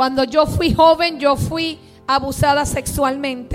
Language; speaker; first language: Spanish; early bilingual, heritage; Spanish